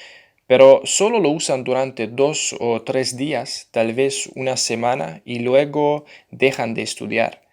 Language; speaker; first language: Spanish; non-native, fluent; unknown